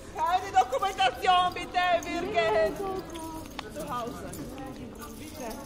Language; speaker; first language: German; non-native, learner; Slovak